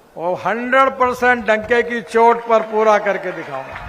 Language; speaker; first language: Hindi; non-native, local second language; Marathi